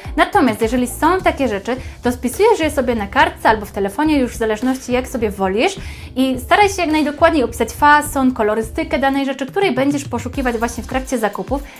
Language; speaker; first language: Polish; native; Polish